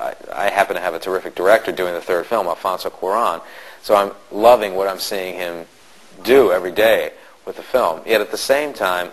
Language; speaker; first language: English; native; English